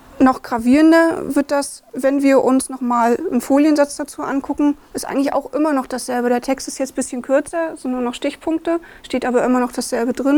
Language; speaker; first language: German; native; German